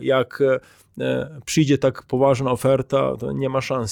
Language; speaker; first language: Polish; non-native, learner; Croatian